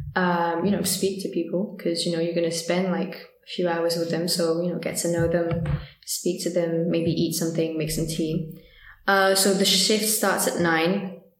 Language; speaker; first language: English; early bilingual, heritage; French